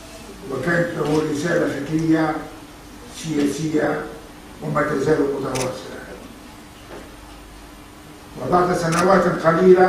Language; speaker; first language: Arabic; native; Arabic